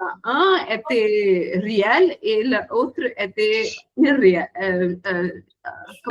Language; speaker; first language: French; non-native, learner; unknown